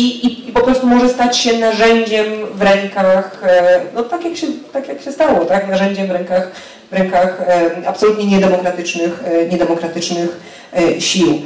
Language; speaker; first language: Polish; native; Polish